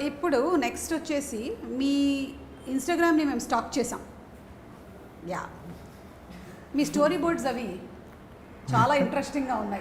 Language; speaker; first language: Telugu; native; Telugu